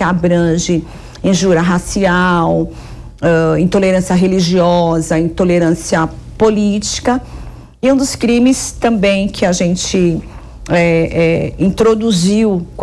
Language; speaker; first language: Portuguese; native; Portuguese